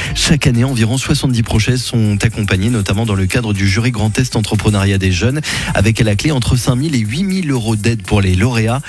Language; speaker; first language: French; native; French